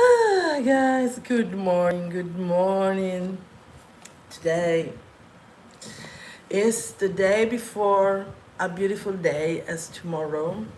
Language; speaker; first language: English; non-native, fluent; Italian